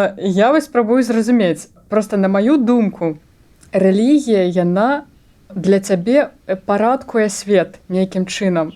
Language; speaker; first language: Belarusian; non-native, local second language; Russian